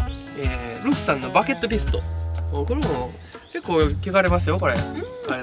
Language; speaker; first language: Japanese; native; Japanese